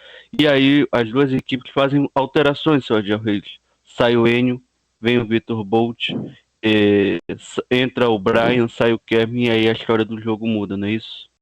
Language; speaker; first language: Portuguese; native; Portuguese